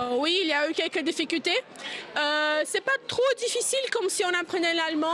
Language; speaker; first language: French; non-native, learner; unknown